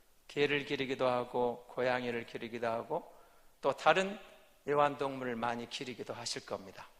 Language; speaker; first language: Korean; native; Korean